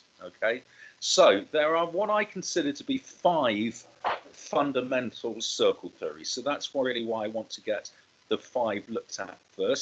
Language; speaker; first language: English; native; English